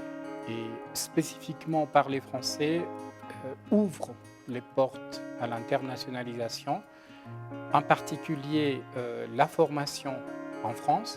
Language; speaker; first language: French; non-native, fluent; Spanish